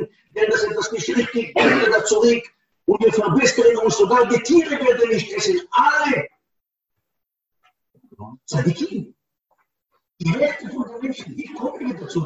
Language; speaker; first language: German; non-native, learner; Hebrew